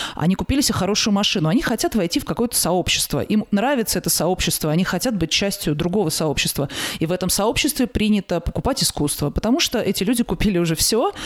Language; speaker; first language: Russian; native; Russian